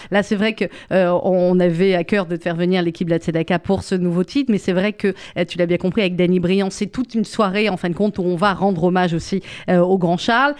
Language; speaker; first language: French; native; French